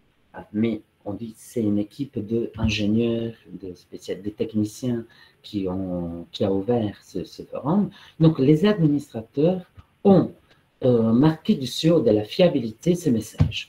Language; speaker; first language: French; non-native, fluent; Italian